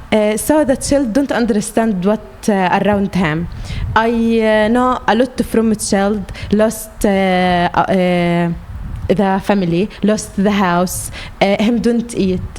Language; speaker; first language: English; non-native, learner; Arabic